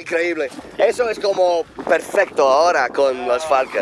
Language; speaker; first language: Spanish; non-native, learner; English